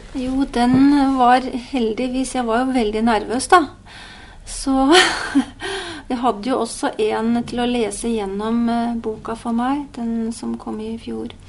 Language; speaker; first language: Norwegian; native; Norwegian